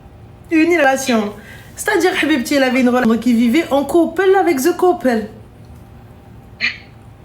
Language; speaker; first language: French; native; French